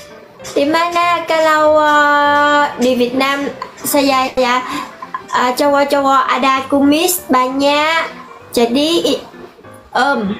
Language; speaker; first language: Indonesian; non-native, learner; Vietnamese